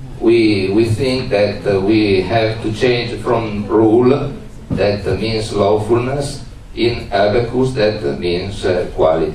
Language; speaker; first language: English; non-native, learner; Italian